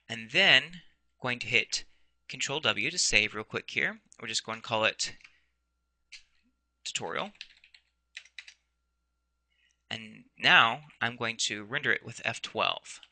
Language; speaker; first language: English; native; English